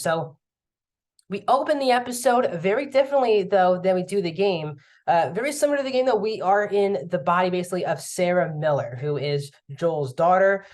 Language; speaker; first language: English; native; English